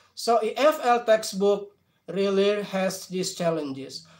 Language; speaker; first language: English; non-native, fluent; Indonesian